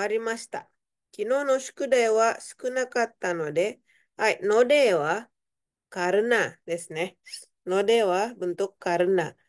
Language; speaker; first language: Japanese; non-native, fluent; Indonesian